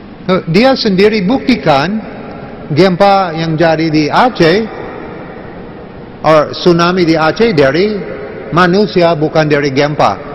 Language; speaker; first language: Indonesian; non-native, learner; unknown